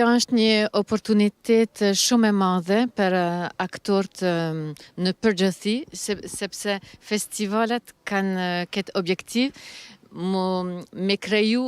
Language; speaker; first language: Albanian; early bilingual, heritage; Albanian